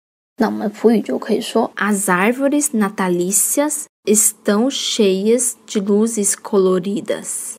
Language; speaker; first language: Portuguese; non-native, fluent; Chinese